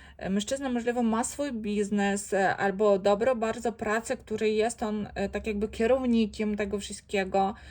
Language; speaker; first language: Polish; non-native, fluent; Ukrainian